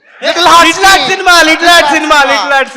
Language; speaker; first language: Telugu; native; Telugu